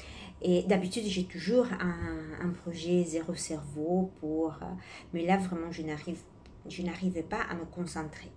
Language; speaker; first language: French; non-native, fluent; Italian